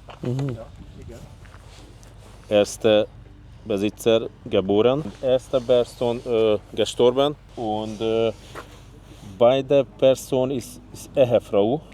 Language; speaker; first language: German; non-native, learner; Hungarian